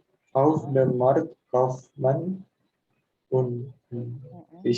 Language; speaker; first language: German; non-native, learner; Indonesian